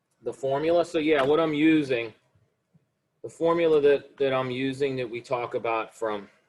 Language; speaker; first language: English; native; English